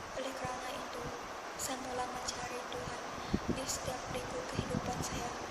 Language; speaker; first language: Malay; non-native, local second language; Iban